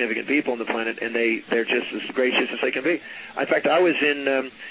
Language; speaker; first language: English; native; English